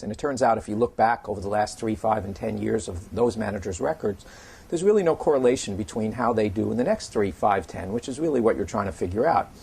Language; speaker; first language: English; native; English